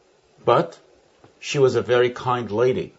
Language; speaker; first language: English; non-native, fluent; Chinese